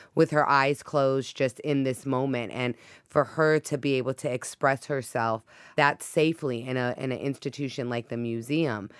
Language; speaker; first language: English; native; English